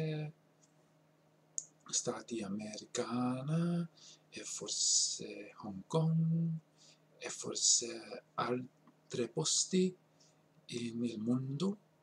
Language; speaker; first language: Italian; non-native, learner; English